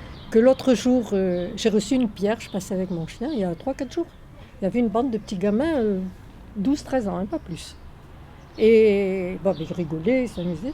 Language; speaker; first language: French; native; French